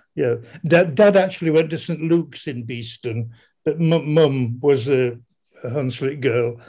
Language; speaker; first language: English; native; English